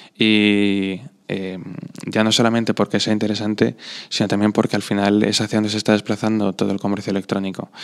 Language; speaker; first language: Spanish; non-native, fluent; Slovak